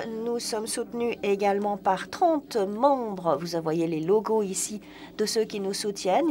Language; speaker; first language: French; non-native, fluent; Polish